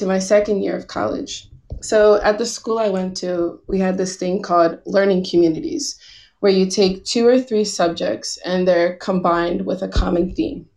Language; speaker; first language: English; native; English